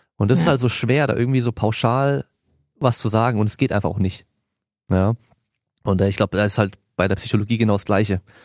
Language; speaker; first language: German; native; German